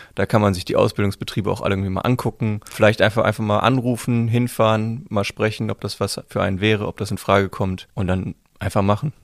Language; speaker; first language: German; native; German